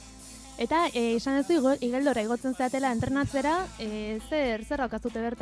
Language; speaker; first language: Basque; native; Basque